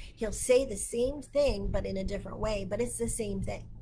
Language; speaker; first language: English; native; English